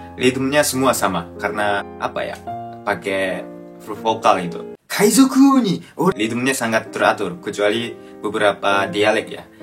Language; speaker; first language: Indonesian; non-native, fluent; Japanese